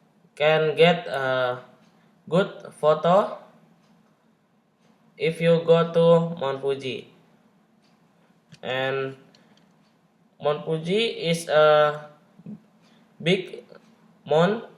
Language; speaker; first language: English; non-native, learner; Indonesian